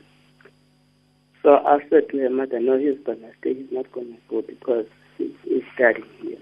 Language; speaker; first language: English; non-native, local second language; Xhosa